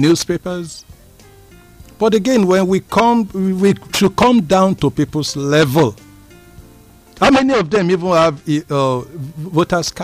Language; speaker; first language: English; non-native, local second language; Yoruba